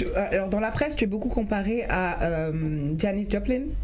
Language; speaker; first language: French; native; French